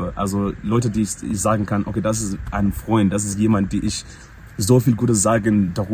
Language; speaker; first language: German; non-native, learner; English